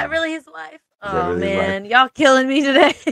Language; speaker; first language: English; native; English